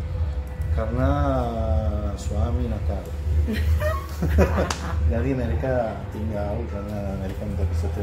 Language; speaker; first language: Indonesian; non-native, learner; English